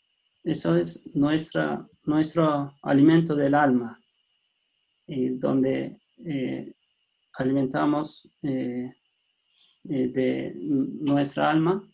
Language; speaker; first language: Spanish; non-native, fluent; Turkish